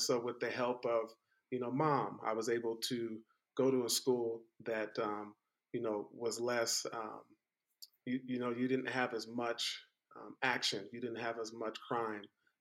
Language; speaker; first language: English; native; English